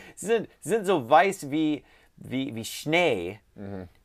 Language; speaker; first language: German; non-native, learner; English